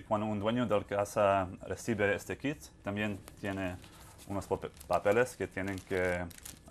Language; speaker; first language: Spanish; non-native, fluent; English